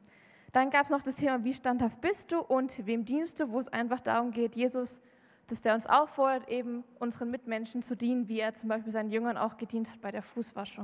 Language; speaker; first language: German; native; German